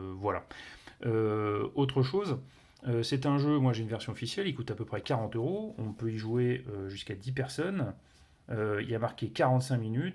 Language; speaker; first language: French; native; French